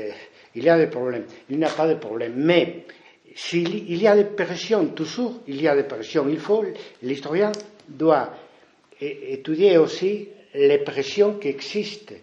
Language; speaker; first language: French; non-native, fluent; Spanish